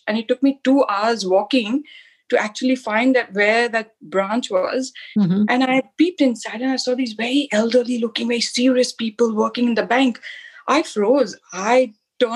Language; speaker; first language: English; non-native, local second language; Hindi